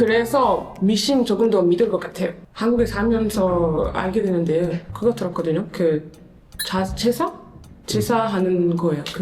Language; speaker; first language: Korean; non-native, learner; French